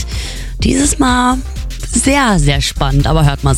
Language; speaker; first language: German; native; German